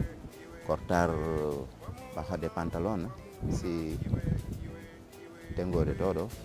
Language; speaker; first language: Spanish; non-native, learner; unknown